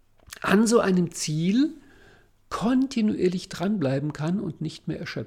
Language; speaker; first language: German; native; German